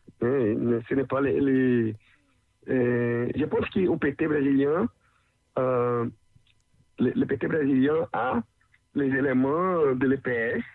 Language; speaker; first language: French; non-native, learner; Portuguese